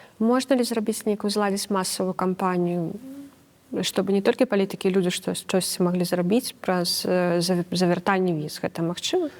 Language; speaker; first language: Belarusian; non-native, local second language; Russian